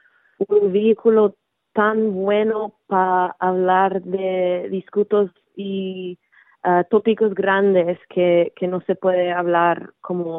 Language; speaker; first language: Spanish; early bilingual, heritage; Spanish